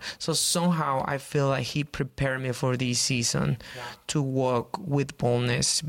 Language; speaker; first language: English; non-native, fluent; Spanish